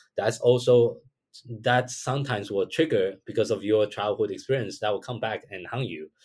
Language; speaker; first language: English; non-native, fluent; Chinese